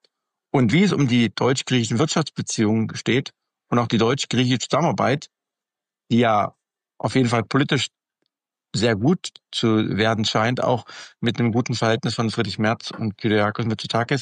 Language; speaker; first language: German; native; German